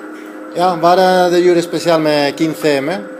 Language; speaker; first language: Norwegian; non-native, learner; Spanish